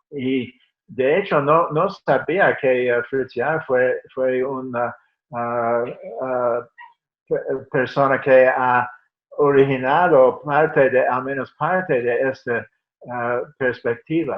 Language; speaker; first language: Spanish; non-native, fluent; English